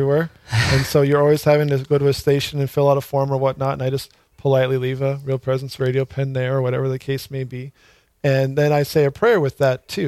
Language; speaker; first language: English; native; English